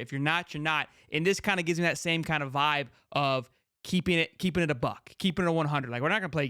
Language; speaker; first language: English; native; English